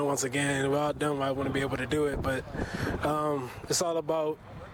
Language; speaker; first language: English; native; English